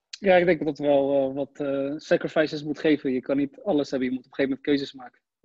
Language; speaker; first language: Dutch; early bilingual, other home language; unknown